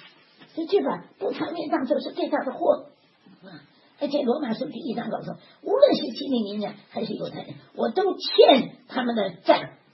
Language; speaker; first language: Chinese; native; Chinese